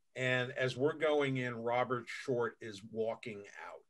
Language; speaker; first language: English; native; English